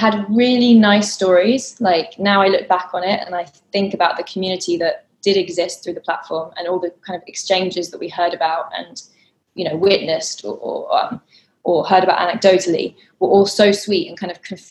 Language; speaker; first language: English; native; English